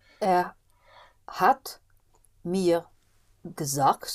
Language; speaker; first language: German; non-native, learner; English